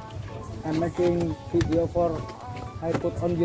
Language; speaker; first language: English; non-native, learner; Indonesian